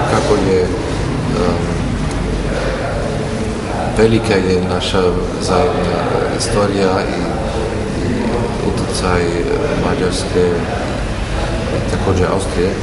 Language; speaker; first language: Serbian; non-native, learner; German